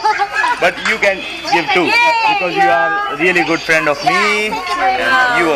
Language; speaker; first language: English; non-native, learner; Hindi